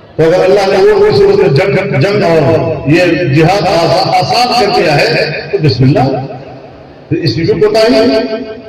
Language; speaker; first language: Urdu; non-native, local second language; Pashto